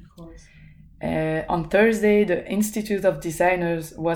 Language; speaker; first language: English; non-native, fluent; French